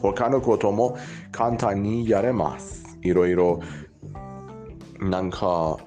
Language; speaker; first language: Japanese; non-native, learner; Persian